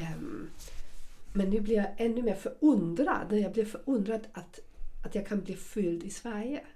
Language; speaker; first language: Swedish; non-native, fluent; German